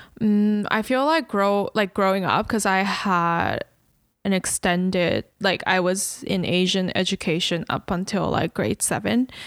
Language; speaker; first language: English; early bilingual, other home language; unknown